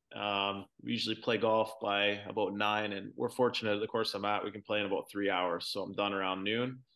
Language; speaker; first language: English; native; English